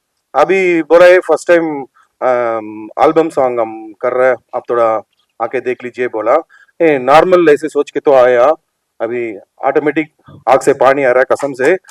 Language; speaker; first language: Hindi; non-native, local second language; Telugu